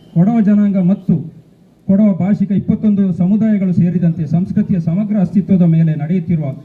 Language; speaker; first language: Kannada; non-native, local second language; Kodava